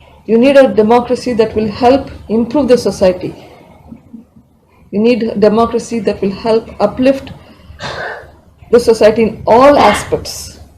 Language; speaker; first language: English; non-native, local second language; Telugu